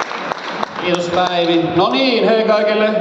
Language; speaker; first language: Finnish; native; Finnish